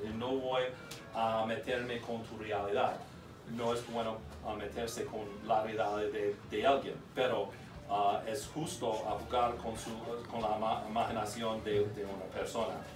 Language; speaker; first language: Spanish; non-native, learner; English